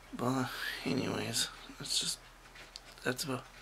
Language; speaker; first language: English; native; English